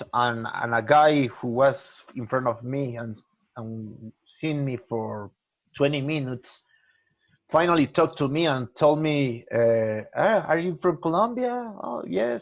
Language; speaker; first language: English; non-native, learner; Spanish